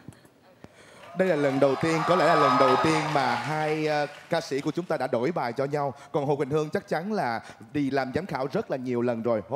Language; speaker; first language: Vietnamese; native; Vietnamese